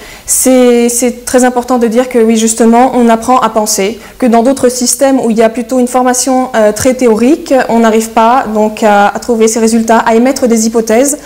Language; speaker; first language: French; early bilingual, heritage; French